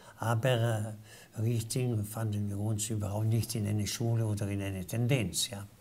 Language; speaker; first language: German; non-native, local second language; Italian